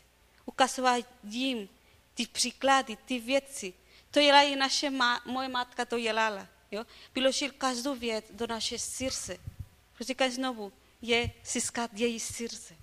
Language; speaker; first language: Czech; non-native, learner; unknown